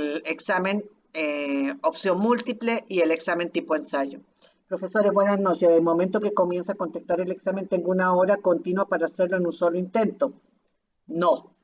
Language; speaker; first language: Spanish; native; Spanish